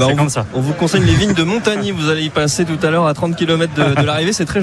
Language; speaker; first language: French; native; French